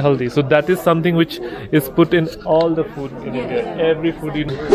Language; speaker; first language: English; non-native, local second language; Hindi